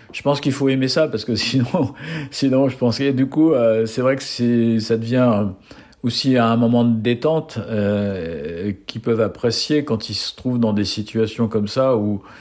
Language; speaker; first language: French; native; French